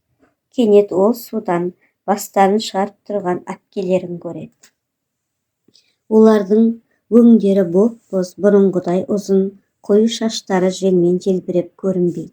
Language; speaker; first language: Kazakh; native; Kazakh